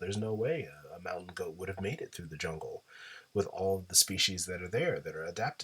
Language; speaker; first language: English; native; English